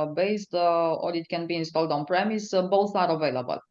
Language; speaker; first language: English; non-native, fluent; Romanian